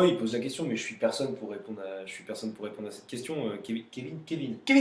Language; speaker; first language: French; native; French